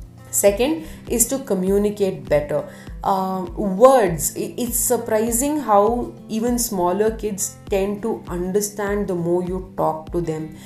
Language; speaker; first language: English; non-native, local second language; Tamil